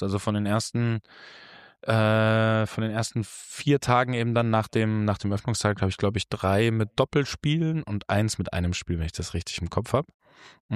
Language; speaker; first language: German; native; German